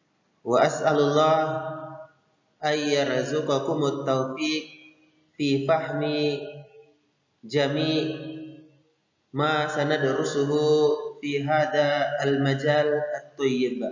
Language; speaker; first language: Arabic; non-native, fluent; Indonesian